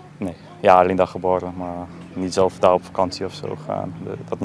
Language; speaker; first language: Dutch; early bilingual, other home language; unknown